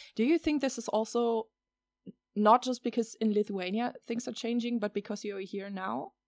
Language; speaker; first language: English; non-native, fluent; German